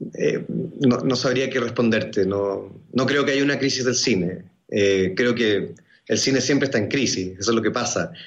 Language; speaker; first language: Spanish; native; Spanish